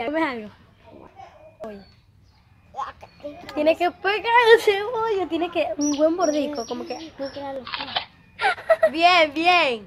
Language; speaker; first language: Spanish; native; Spanish